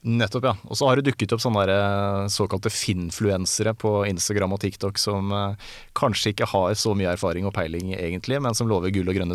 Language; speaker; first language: Norwegian; native; Norwegian